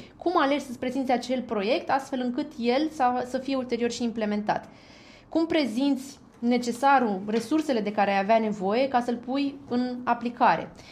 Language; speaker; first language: Romanian; native; Romanian